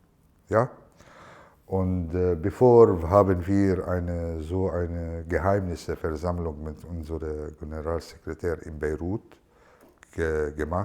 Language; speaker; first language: German; non-native, fluent; Arabic